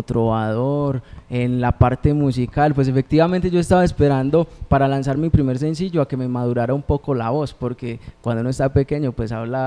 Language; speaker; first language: Spanish; native; Spanish